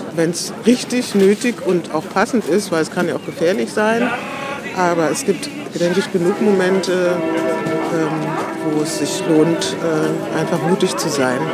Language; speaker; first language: German; native; German